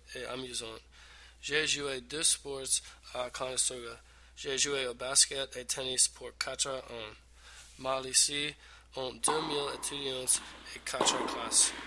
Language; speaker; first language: French; non-native, learner; English